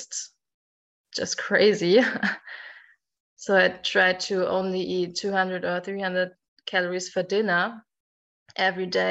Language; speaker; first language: English; non-native, fluent; German